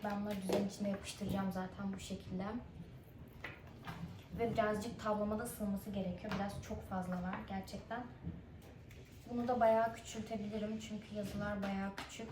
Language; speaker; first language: Turkish; early bilingual, other home language; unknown